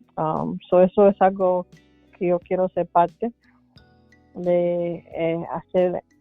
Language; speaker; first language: Spanish; early bilingual, heritage; Spanish